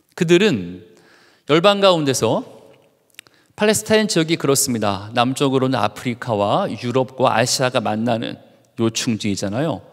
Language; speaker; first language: Korean; native; Korean